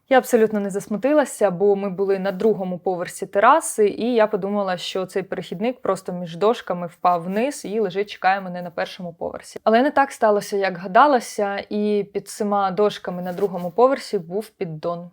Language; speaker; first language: Ukrainian; native; Ukrainian